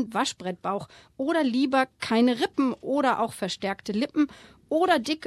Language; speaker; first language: German; native; German